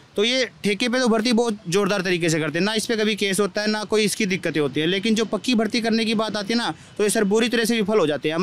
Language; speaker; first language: Hindi; native; Hindi